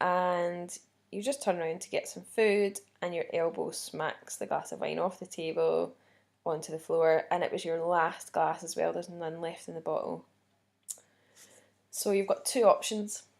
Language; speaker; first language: English; native; English